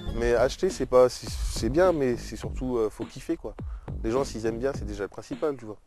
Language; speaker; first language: French; native; French